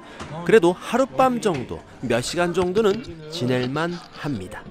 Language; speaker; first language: Korean; native; Korean